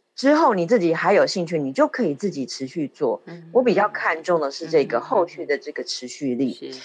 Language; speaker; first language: Chinese; native; Chinese